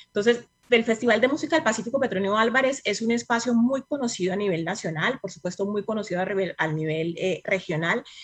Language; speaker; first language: Spanish; native; Spanish